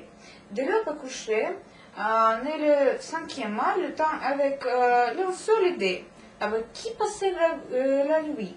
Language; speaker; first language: French; non-native, learner; Russian